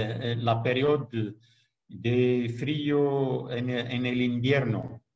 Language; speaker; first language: Spanish; non-native, fluent; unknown